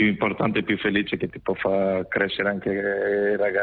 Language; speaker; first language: Italian; non-native, fluent; Macedonian